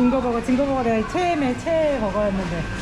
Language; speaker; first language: Korean; native; Korean